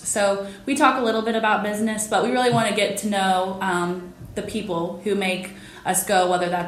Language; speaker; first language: English; native; English